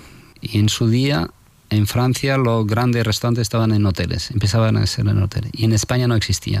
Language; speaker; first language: Spanish; non-native, fluent; French